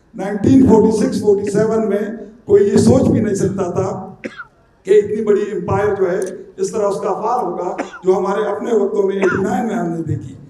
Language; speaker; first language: Urdu; non-native, local second language; Pashto